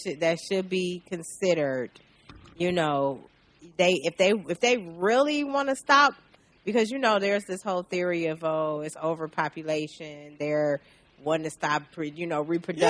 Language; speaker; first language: English; native; English